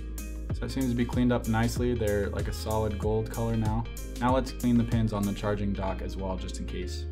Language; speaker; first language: English; native; English